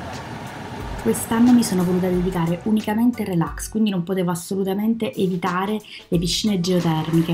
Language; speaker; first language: Italian; native; Italian